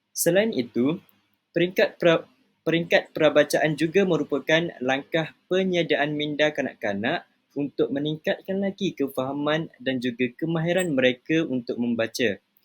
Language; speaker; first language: Malay; native; Malay